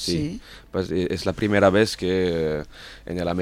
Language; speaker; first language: Spanish; non-native, learner; French